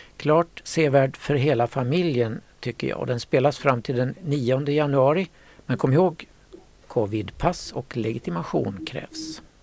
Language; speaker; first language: Swedish; native; Swedish